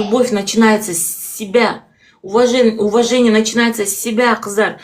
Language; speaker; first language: Russian; non-native, local second language; Kazakh